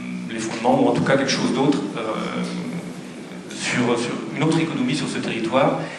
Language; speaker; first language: French; native; French